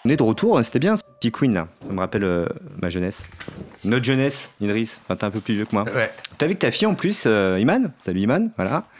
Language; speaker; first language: French; native; French